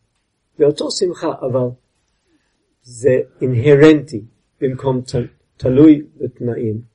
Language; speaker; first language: Hebrew; non-native, fluent; English